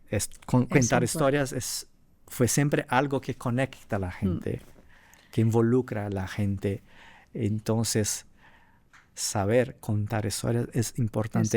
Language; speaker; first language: Spanish; non-native, fluent; Portuguese